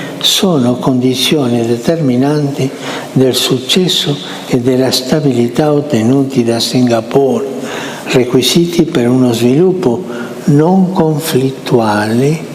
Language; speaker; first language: Italian; non-native, fluent; Spanish